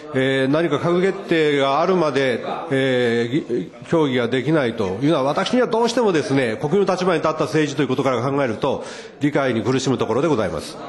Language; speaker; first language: Japanese; native; Japanese